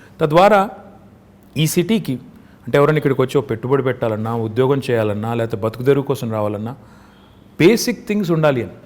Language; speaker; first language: Telugu; native; Telugu